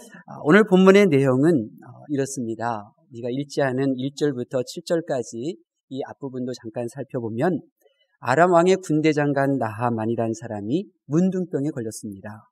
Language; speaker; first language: Korean; native; Korean